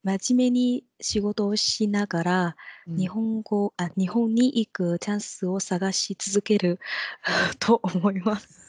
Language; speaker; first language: Japanese; non-native, fluent; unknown